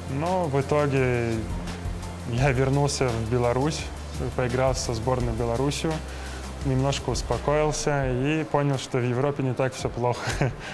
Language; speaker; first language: Russian; native; Russian